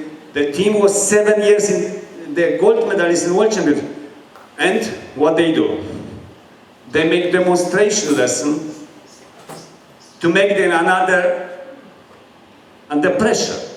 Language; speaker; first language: English; non-native, learner; Polish